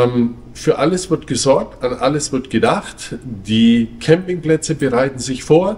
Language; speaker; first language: German; native; German